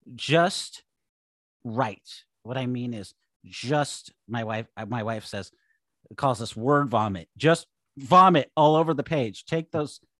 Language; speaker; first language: English; native; English